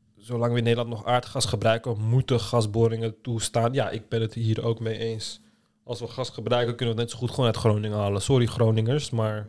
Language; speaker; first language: Dutch; early bilingual, other home language; Turkish